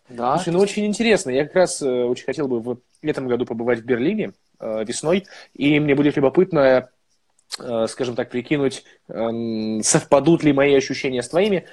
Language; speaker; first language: Russian; native; Russian